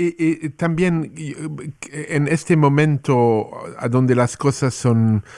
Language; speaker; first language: Spanish; non-native, learner; English